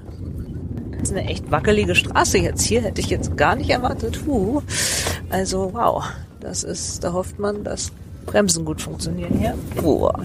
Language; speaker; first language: German; native; German